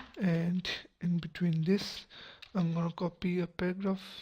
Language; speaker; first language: English; non-native, local second language; Urdu